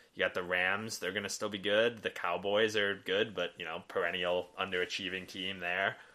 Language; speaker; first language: English; native; English